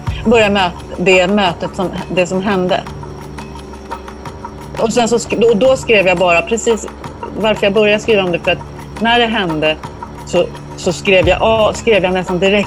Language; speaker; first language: Swedish; native; Swedish